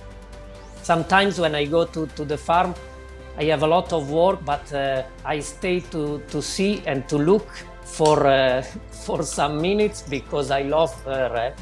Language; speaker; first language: English; non-native, learner; Italian